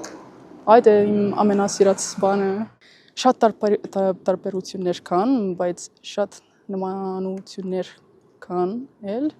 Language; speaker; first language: Armenian; non-native, learner; Italian